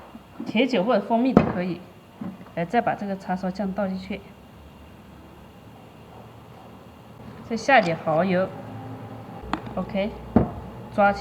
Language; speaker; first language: Chinese; native; Chinese